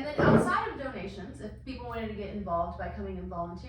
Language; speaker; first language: English; native; English